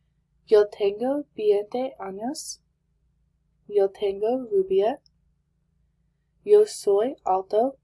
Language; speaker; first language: Spanish; non-native, learner; English